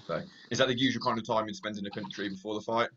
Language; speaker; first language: English; native; English